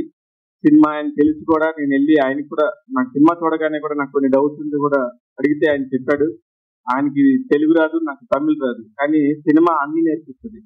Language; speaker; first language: Telugu; native; Telugu